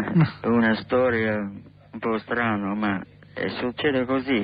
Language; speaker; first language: Italian; non-native, learner; English